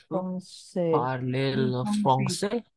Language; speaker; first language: French; non-native, learner; Indonesian